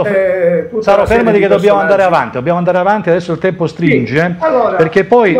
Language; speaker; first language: Italian; native; Italian